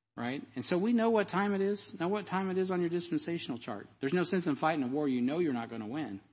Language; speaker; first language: English; native; English